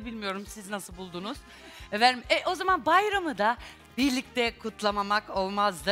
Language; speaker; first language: Turkish; native; Turkish